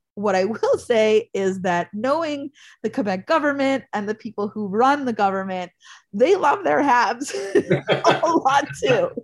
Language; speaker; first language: English; native; English